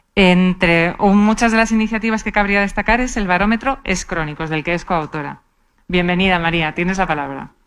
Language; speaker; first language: Spanish; native; Spanish